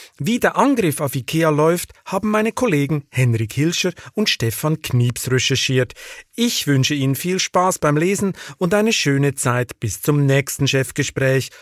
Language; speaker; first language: German; native; German